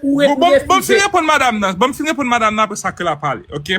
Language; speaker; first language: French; non-native, local second language; Haitian Creole